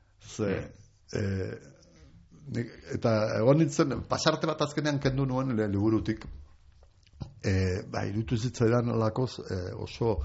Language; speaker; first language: Basque; non-native, local second language; Spanish